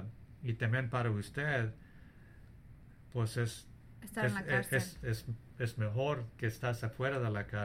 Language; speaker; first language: Spanish; early bilingual, heritage; English